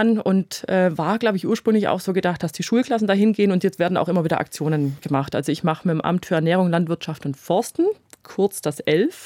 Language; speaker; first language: German; native; German